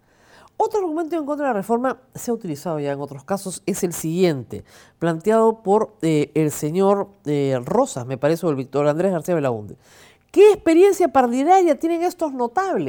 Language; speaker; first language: Spanish; native; Spanish